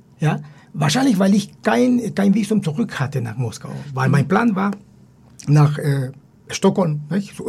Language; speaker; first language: German; non-native, fluent; Spanish